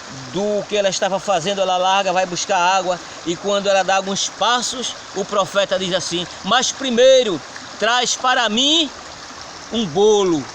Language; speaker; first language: Portuguese; native; Portuguese